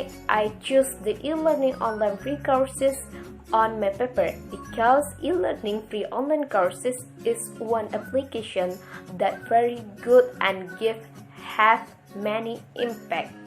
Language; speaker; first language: English; non-native, learner; Indonesian